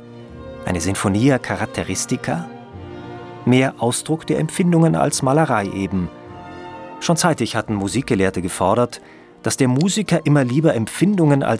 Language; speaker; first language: German; native; German